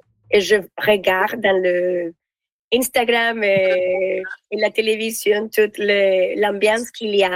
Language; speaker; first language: French; non-native, learner; Spanish